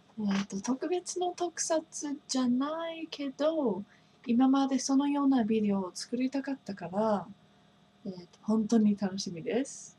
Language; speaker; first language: Japanese; non-native, fluent; English